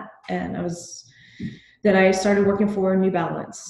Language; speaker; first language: English; native; English